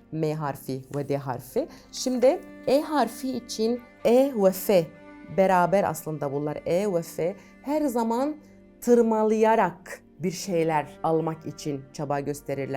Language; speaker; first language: Turkish; non-native, fluent; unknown